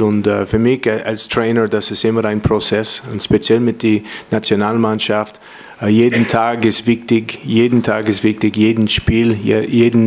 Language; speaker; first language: German; non-native, learner; English